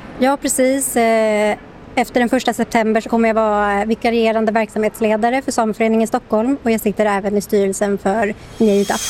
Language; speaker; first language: Swedish; native; Swedish